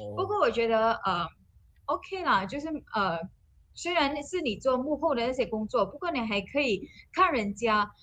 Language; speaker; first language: Chinese; non-native, local second language; Malay